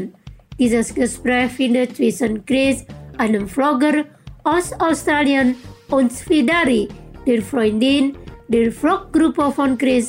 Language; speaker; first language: German; non-native, fluent; Indonesian